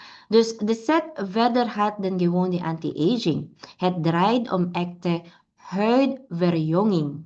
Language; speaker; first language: Dutch; non-native, learner; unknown